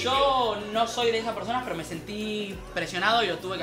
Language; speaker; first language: Spanish; native; Spanish